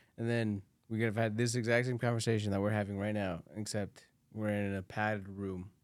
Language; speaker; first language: English; early bilingual, other home language; Spanish